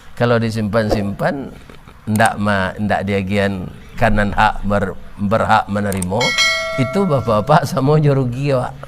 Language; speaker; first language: Malay; non-native, local second language; Minangkabau